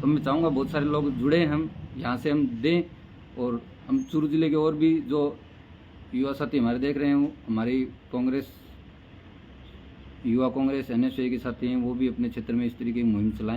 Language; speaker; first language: Hindi; native; Hindi